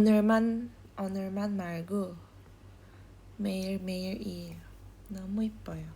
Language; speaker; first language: Korean; non-native, learner; Indonesian